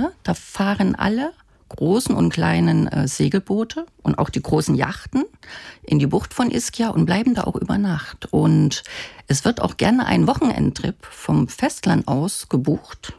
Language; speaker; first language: German; native; German